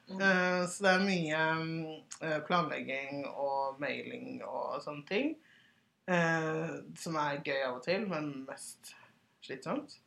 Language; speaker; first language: Norwegian; early bilingual, other home language; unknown